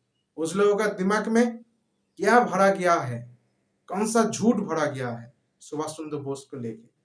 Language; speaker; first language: Hindi; non-native, local second language; Bangla